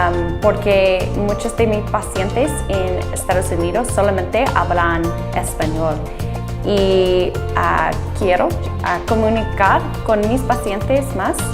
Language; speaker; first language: Spanish; non-native, learner; English